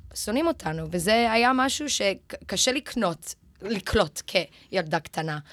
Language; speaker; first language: Hebrew; early bilingual, other home language; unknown